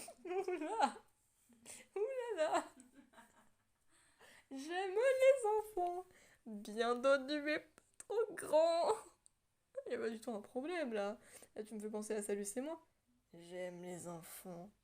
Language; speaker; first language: French; native; French